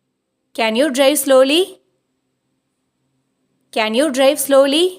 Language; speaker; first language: English; non-native, local second language; Tamil